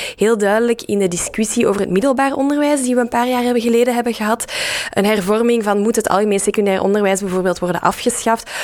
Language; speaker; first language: Dutch; native; Dutch